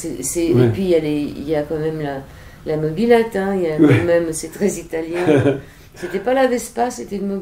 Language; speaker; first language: French; native; French